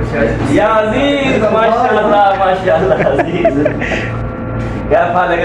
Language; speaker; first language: Arabic; non-native, learner; Urdu